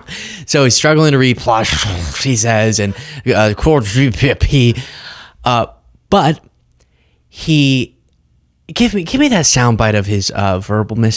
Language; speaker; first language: English; native; English